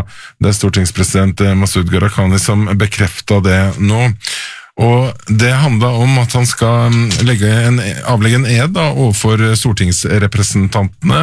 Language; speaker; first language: Norwegian; native; Norwegian